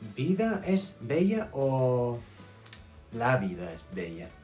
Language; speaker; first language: Spanish; non-native, fluent; English